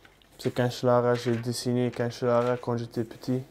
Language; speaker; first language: French; non-native, local second language; Dutch